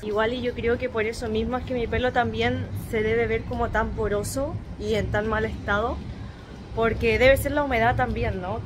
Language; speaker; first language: Spanish; native; Spanish